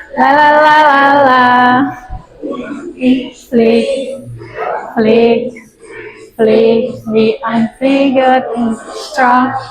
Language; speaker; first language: German; non-native, learner; Indonesian